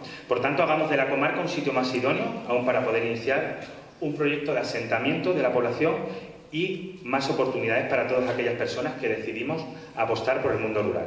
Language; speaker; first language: Spanish; native; Spanish